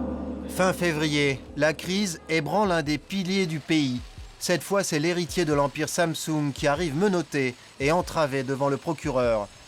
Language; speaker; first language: French; native; French